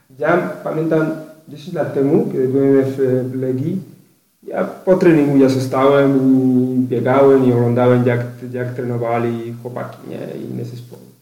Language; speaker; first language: Polish; non-native, learner; Spanish